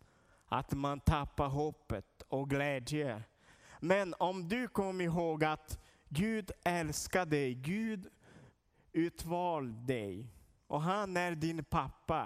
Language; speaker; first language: Swedish; non-native, learner; Portuguese